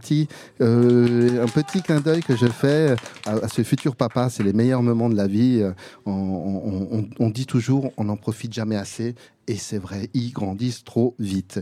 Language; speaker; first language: French; native; French